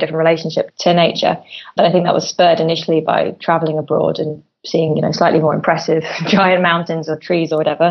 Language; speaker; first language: English; native; English